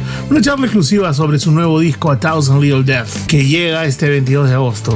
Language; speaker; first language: Spanish; native; Spanish